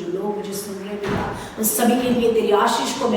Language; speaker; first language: Hindi; native; Hindi